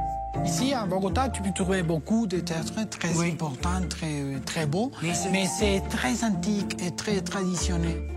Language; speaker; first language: French; non-native, learner; Spanish